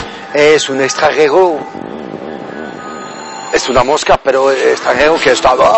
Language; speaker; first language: Spanish; non-native, learner; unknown